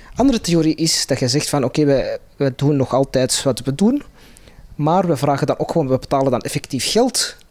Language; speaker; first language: Dutch; non-native, local second language; Arabic